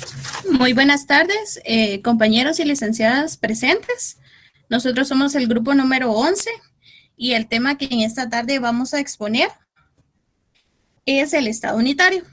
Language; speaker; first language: Spanish; native; Spanish